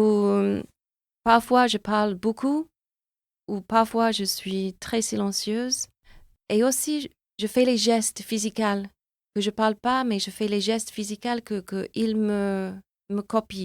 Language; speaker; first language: French; non-native, fluent; English